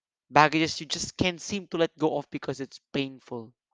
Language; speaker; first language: English; non-native, local second language; Filipino